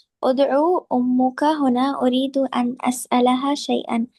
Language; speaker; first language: Arabic; non-native, learner; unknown